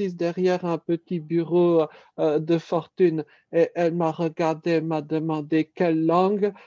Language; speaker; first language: French; native; French